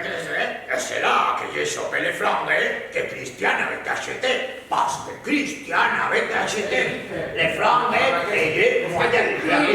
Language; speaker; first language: French; non-native, fluent; Spanish